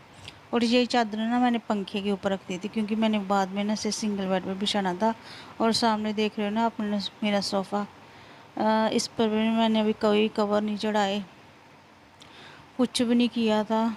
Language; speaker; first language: Hindi; non-native, local second language; Punjabi